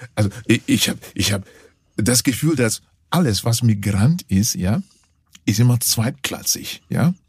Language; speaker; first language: German; non-native, fluent; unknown